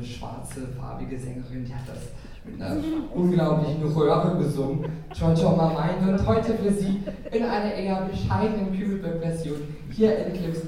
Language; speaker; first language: German; native; German